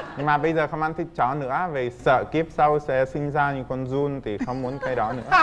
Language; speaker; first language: Vietnamese; non-native, fluent; Czech